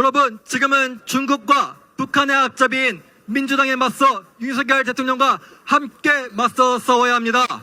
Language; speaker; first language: Korean; native; Korean